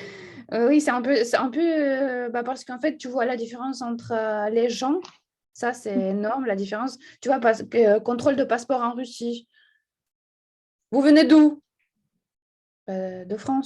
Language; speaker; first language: French; non-native, fluent; Russian